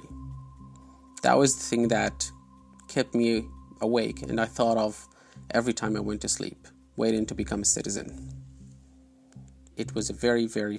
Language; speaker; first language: English; non-native, fluent; Arabic